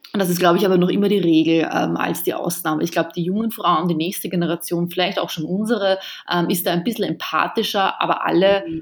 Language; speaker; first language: German; early bilingual, other home language; Bosnian